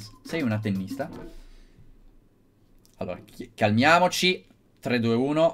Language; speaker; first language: Italian; native; Italian